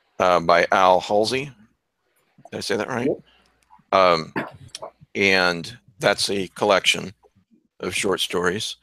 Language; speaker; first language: English; native; English